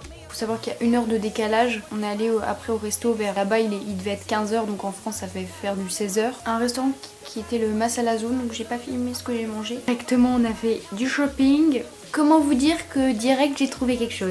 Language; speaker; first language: French; native; French